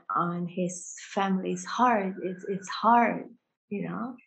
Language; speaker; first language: English; early bilingual, heritage; Indonesian